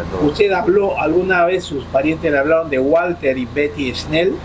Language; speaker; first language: Spanish; native; Spanish